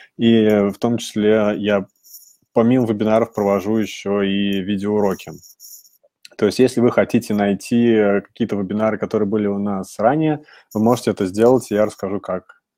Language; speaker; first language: Russian; native; Russian